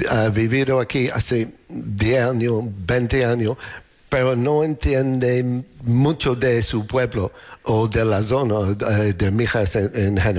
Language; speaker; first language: Spanish; non-native, learner; English